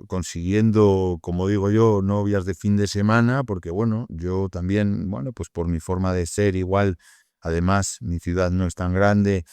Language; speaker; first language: Spanish; native; Spanish